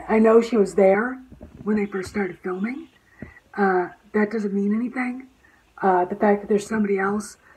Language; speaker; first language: English; native; English